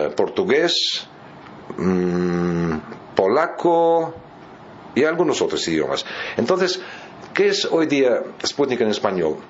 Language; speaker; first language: Spanish; non-native, fluent; Russian